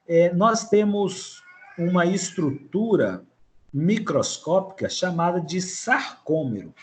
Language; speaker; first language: Portuguese; native; Portuguese